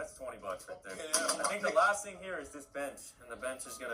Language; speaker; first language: English; native; English